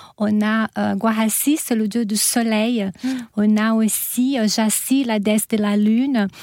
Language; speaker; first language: French; non-native, fluent; Portuguese